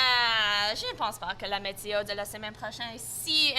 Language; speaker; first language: French; non-native, local second language; English